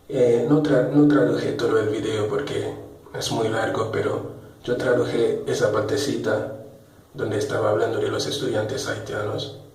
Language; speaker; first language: Spanish; non-native, local second language; Haitian Creole